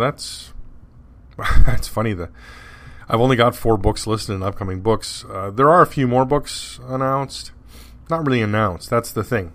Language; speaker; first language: English; native; English